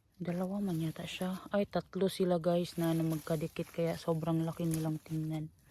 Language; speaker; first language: Filipino; non-native, local second language; Cebuano